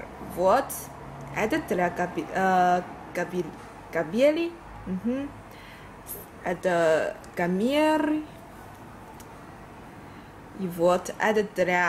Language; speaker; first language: Russian; non-native, learner; Chinese